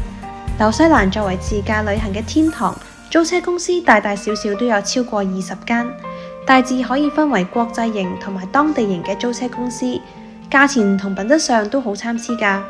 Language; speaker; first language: Chinese; native; Chinese